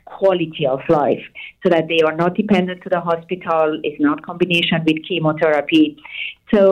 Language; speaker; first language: English; non-native, fluent; Persian